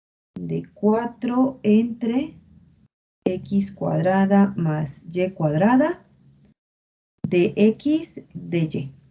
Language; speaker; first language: Spanish; native; Spanish